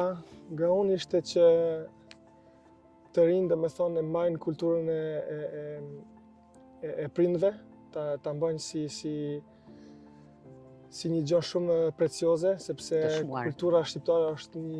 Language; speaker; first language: Albanian; early bilingual, heritage; Albanian